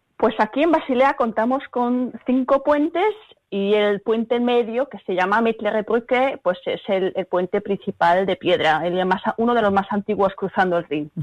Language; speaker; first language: Spanish; early bilingual, other home language; German